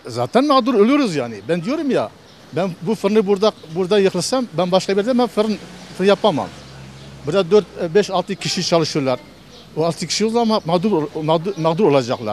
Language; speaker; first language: Turkish; non-native, local second language; Kurdish